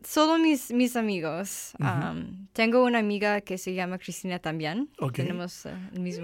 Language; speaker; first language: Spanish; non-native, learner; English